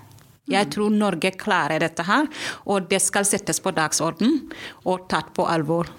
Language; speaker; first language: Norwegian; non-native, fluent; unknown